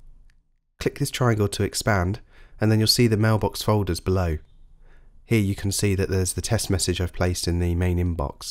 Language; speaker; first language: English; native; English